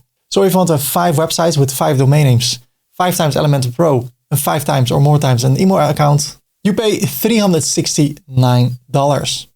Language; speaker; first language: English; non-native, fluent; Dutch